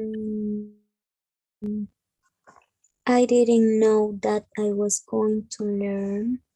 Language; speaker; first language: English; non-native, learner; Spanish